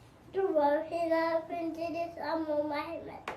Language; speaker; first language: Arabic; early bilingual, other home language; Amharic